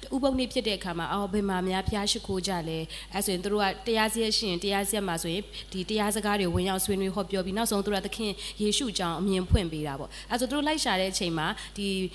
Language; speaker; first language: Burmese; non-native, local second language; S'gaw Karen